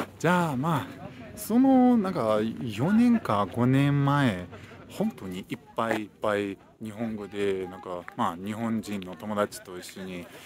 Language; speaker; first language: Japanese; non-native, fluent; Russian